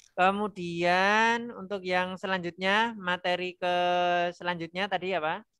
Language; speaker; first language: Indonesian; non-native, local second language; Javanese